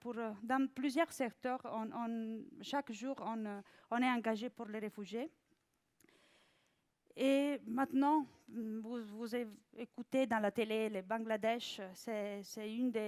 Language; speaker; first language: French; non-native, fluent; Italian